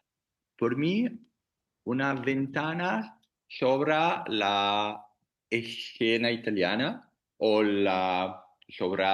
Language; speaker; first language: Spanish; non-native, learner; Italian